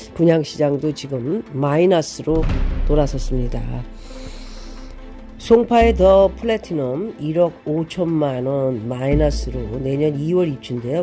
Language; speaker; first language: Korean; native; Korean